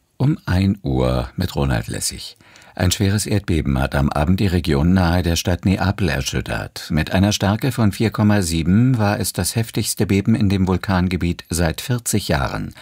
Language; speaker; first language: German; native; German